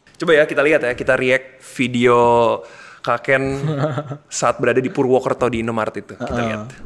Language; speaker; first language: Indonesian; native; Indonesian